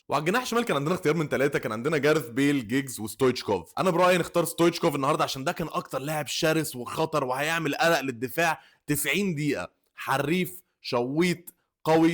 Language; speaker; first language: Arabic; native; Arabic